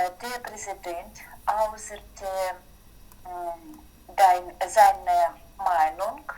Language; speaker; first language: German; non-native, learner; Ukrainian